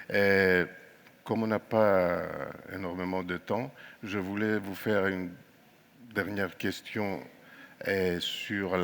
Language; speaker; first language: French; non-native, fluent; Greek